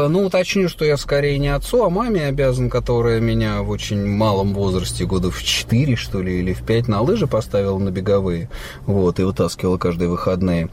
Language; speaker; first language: Russian; native; Russian